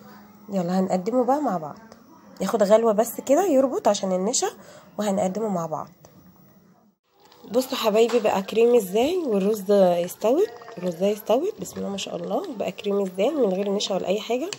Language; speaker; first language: Arabic; native; Arabic